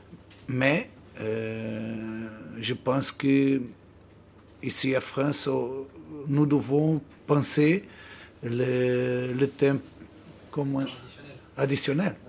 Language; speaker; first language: French; non-native, learner; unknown